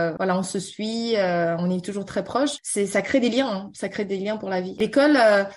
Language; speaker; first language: French; early bilingual, heritage; Chinese